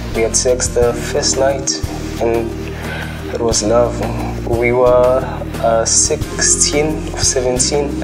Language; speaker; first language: English; non-native, local second language; Zulu